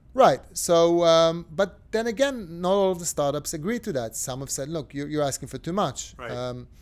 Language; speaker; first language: English; non-native, fluent; Hebrew